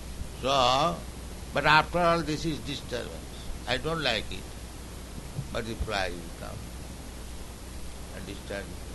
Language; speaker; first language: English; non-native, local second language; Bangla